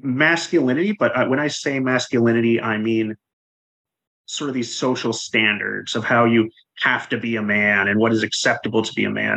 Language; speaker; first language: English; native; English